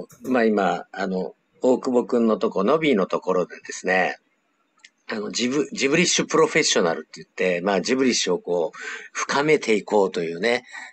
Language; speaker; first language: Japanese; native; Japanese